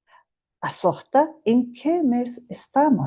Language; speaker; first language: Spanish; non-native, fluent; Mongolian